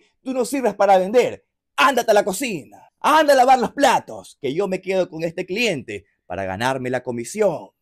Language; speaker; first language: Spanish; native; Spanish